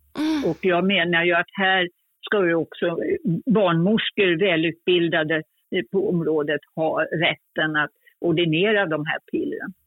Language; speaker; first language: Swedish; native; Swedish